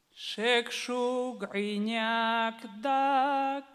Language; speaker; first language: Spanish; non-native, local second language; Basque